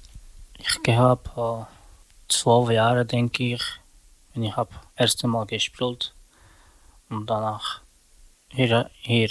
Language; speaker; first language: German; non-native, learner; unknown